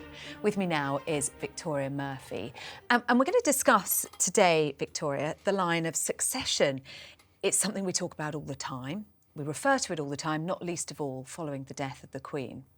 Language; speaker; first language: English; native; English